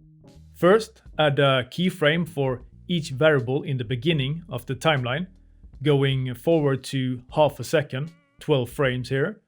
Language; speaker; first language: English; non-native, fluent; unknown